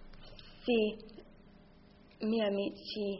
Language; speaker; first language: Italian; non-native, learner; English